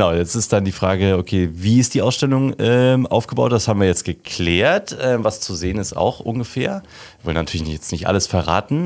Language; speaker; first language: German; native; German